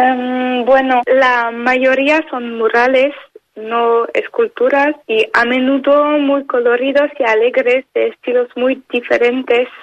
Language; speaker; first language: Spanish; non-native, fluent; French